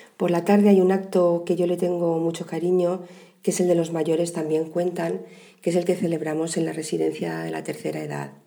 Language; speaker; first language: Spanish; native; Spanish